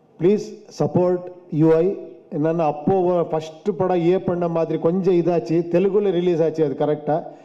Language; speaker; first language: Tamil; non-native, fluent; Kannada